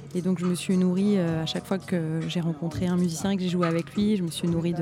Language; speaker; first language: French; native; French